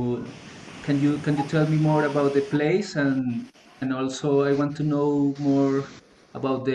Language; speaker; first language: English; non-native, learner; Spanish